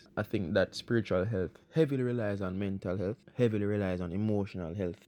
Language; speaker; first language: English; non-native, local second language; Jamaican Creole English